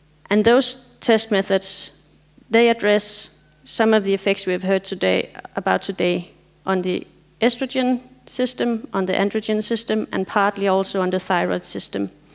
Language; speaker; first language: English; non-native, fluent; Danish